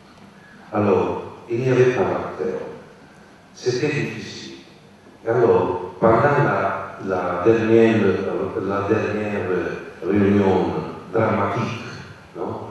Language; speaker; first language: French; non-native, learner; Italian